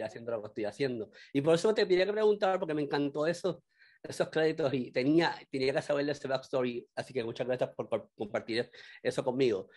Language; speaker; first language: Spanish; native; Spanish